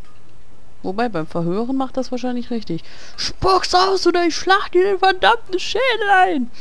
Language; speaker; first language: German; native; German